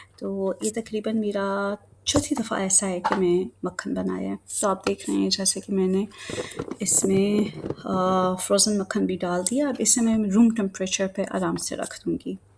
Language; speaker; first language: Urdu; native; Urdu